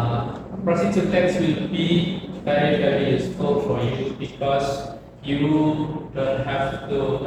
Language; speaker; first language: English; non-native, learner; Indonesian